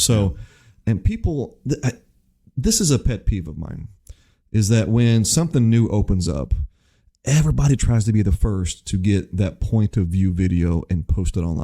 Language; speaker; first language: English; native; English